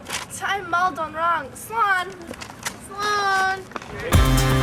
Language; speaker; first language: Irish; non-native, learner; English